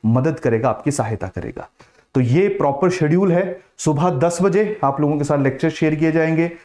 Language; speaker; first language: Hindi; native; Hindi